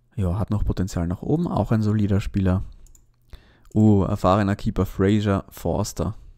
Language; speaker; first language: German; native; German